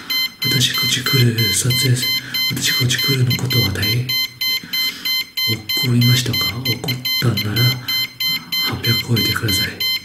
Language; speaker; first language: Japanese; non-native, learner; Chinese